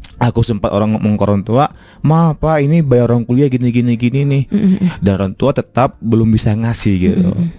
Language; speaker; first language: Indonesian; native; Indonesian